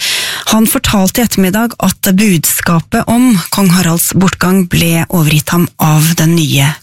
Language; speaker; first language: Norwegian; native; Norwegian